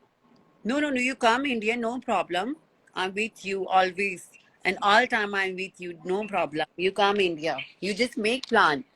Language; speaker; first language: English; non-native, learner; Hindi